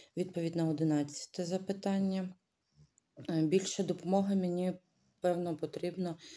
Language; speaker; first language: Ukrainian; non-native, local second language; Russian